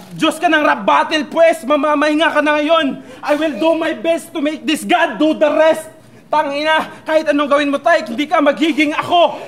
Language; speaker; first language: Filipino; non-native, local second language; Cebuano